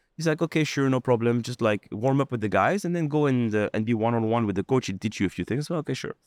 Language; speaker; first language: English; non-native, fluent; Arabic